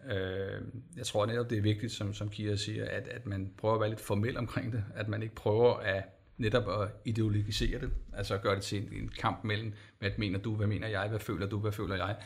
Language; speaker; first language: Danish; native; Danish